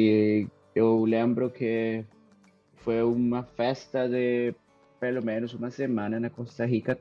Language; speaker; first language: Portuguese; non-native, fluent; Spanish